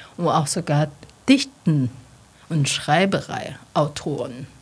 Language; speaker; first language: German; non-native, learner; Chinese